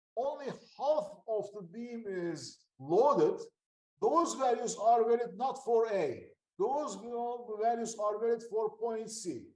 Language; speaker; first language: English; non-native, fluent; Turkish